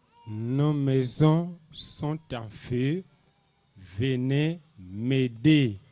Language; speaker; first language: French; non-native, learner; Lingala